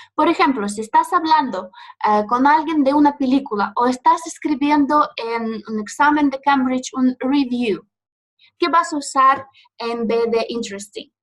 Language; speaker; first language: Spanish; non-native, fluent; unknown